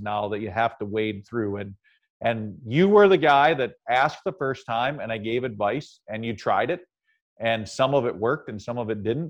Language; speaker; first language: English; native; English